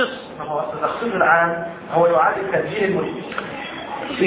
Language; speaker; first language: Arabic; native; Arabic